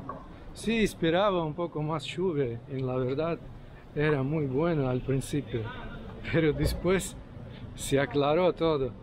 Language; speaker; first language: Spanish; non-native, fluent; Russian